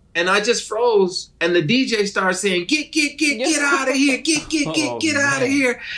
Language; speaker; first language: English; native; English